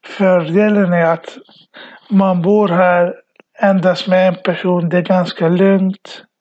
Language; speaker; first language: Swedish; early bilingual, other home language; Arabic